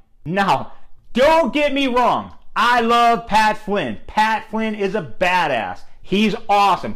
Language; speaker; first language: English; native; English